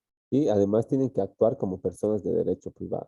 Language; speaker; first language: Spanish; native; Spanish